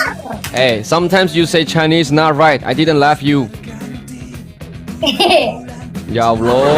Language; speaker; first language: English; non-native, learner; Chinese